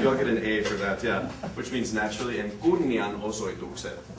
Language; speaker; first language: English; native; English